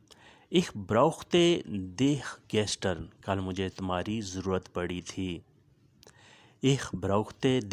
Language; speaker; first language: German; non-native, learner; Urdu